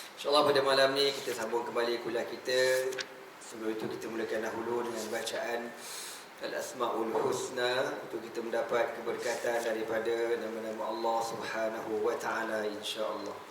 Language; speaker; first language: Malay; native; Malay